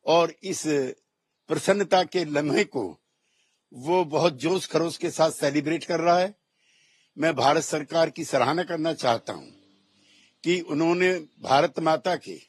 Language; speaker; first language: Hindi; native; Hindi